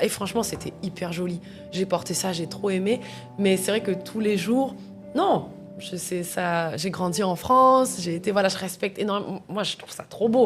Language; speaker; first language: French; native; French